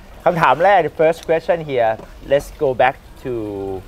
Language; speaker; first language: English; non-native, learner; Thai